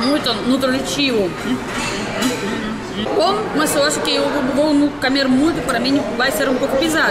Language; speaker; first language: Portuguese; non-native, learner; Russian